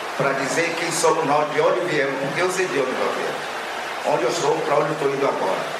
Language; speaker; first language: Portuguese; non-native, local second language; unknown